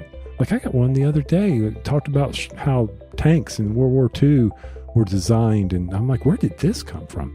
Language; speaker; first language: English; native; English